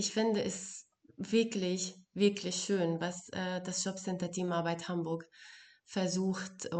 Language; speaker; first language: German; non-native, fluent; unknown